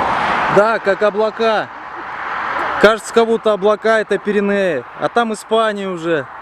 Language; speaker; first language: Russian; native; Russian